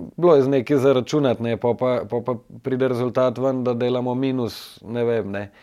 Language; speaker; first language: Slovenian; native; Slovenian